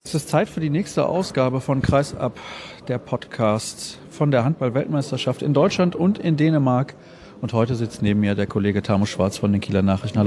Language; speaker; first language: German; native; German